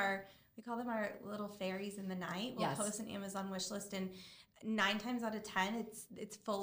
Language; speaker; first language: English; native; English